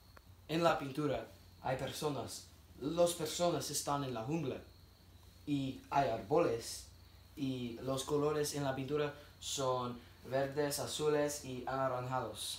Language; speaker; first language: Spanish; non-native, learner; English